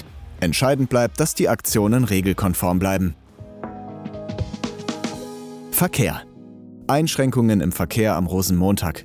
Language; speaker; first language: German; native; German